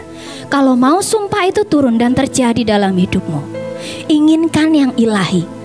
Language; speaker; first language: Indonesian; native; Indonesian